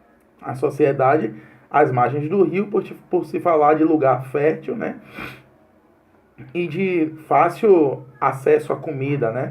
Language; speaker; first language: Portuguese; native; Portuguese